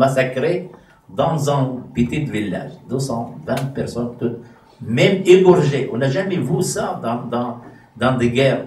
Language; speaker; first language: French; non-native, fluent; Arabic